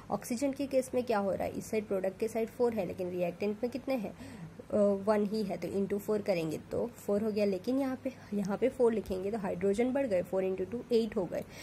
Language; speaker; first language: Hindi; non-native, local second language; Gujarati